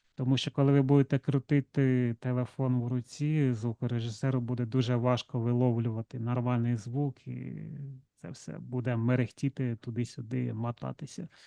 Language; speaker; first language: Ukrainian; non-native, local second language; Russian